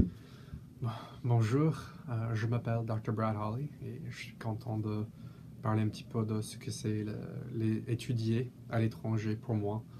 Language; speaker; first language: French; non-native, fluent; English